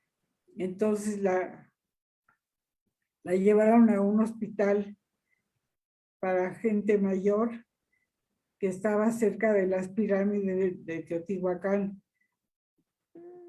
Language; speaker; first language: Spanish; early bilingual, other home language; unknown